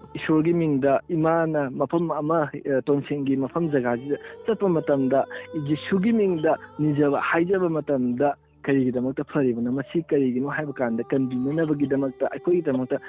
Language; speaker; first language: Manipuri; native; Manipuri